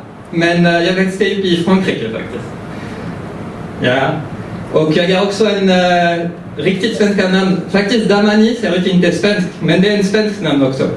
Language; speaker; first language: Swedish; early bilingual, heritage; French